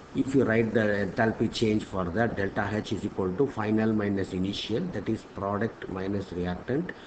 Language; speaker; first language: English; non-native, local second language; Tamil